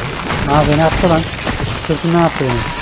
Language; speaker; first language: Turkish; native; Turkish